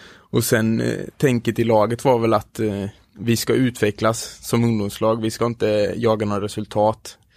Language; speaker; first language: Swedish; native; Swedish